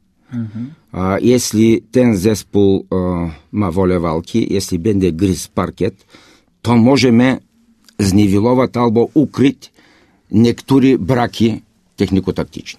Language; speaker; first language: Polish; non-native, fluent; Bulgarian